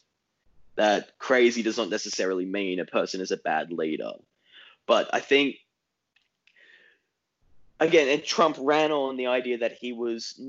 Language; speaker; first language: English; native; English